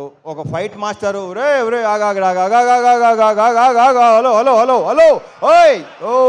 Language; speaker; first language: Telugu; native; Telugu